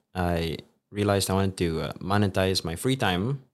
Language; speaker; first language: English; native; English